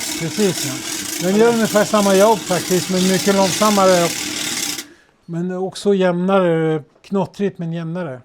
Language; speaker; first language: Swedish; early bilingual, other home language; French